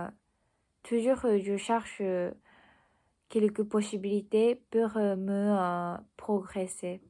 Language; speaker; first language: French; non-native, learner; Japanese